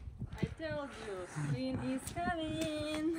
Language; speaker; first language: English; non-native, learner; Russian